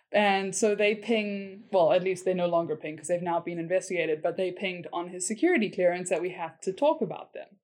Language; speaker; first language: English; native; English